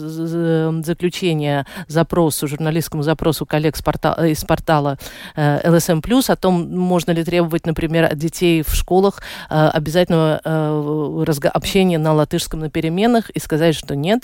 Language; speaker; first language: Russian; native; Russian